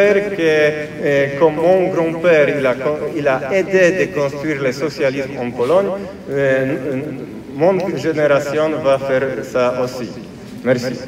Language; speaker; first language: French; non-native, fluent; Polish